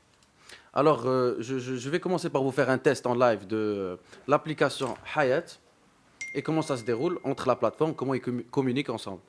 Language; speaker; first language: French; non-native, local second language; Arabic